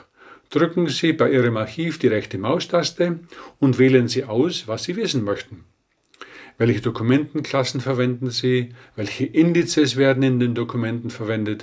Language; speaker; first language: German; native; German